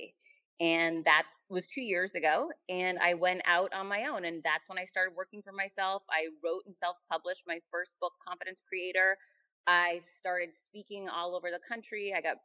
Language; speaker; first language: English; native; English